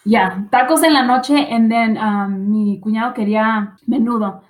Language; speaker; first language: Spanish; early bilingual, heritage; Spanish